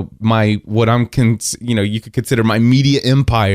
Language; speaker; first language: English; native; English